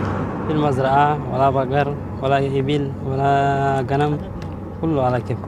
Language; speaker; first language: Arabic; non-native, learner; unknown